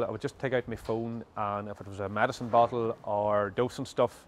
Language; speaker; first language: English; native; English